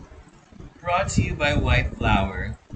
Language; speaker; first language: English; non-native, local second language; Filipino